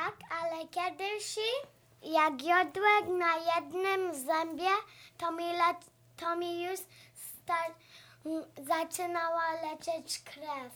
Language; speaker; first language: Polish; early bilingual, heritage; Polish